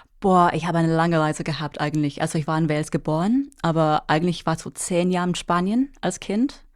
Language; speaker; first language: German; non-native, fluent; English